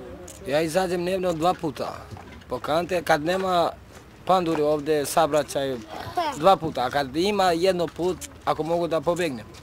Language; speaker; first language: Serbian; non-native, local second language; Romany